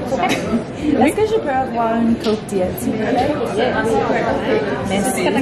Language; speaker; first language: French; non-native, learner; English